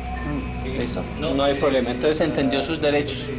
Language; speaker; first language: Spanish; native; Spanish